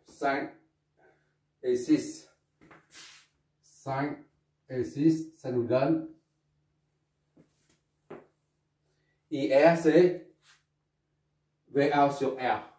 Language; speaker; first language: French; non-native, local second language; Arabic